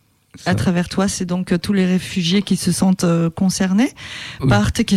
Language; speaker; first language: French; native; French